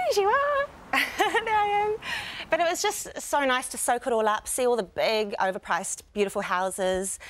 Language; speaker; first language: English; native; English